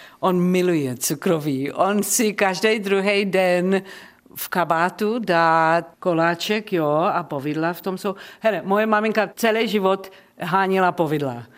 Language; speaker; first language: Czech; early bilingual, heritage; Czech